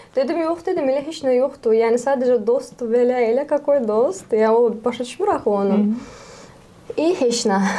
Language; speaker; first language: Azerbaijani; non-native, local second language; Lezghian